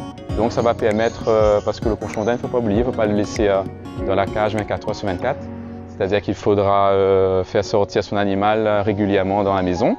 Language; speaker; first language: French; native; French